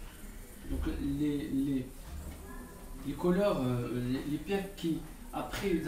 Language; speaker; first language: French; non-native, local second language; Arabic